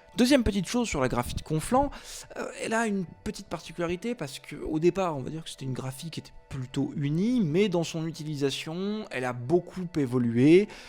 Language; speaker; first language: French; native; French